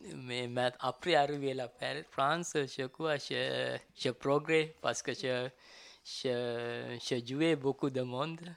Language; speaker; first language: French; non-native, learner; Tamil